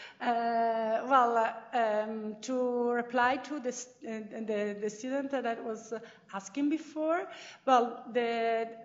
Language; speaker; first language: English; non-native, fluent; Italian